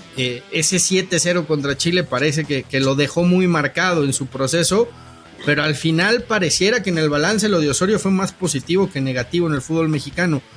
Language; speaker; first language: Spanish; native; Spanish